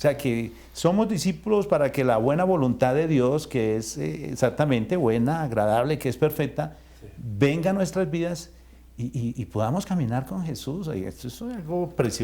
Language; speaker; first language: Spanish; native; Spanish